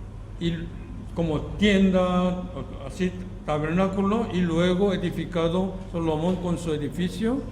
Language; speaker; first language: Spanish; non-native, learner; Korean